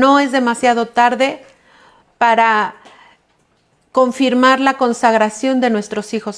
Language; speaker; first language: Spanish; native; Spanish